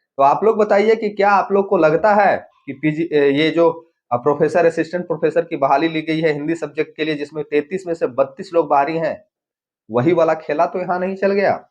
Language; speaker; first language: Hindi; native; Hindi